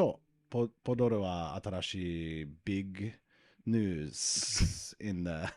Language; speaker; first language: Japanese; non-native, learner; English